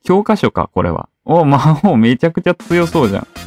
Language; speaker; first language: Japanese; native; Japanese